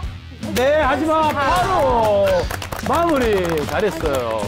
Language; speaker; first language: Korean; native; Korean